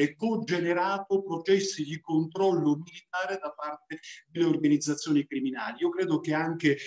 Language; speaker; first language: Italian; native; Italian